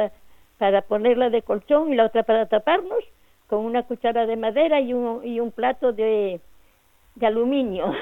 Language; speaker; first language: Spanish; native; Spanish